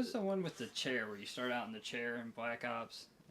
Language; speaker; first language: English; native; English